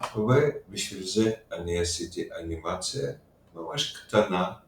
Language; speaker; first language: Hebrew; non-native, fluent; Russian